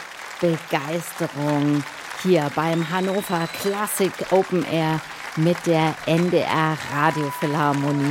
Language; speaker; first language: German; native; German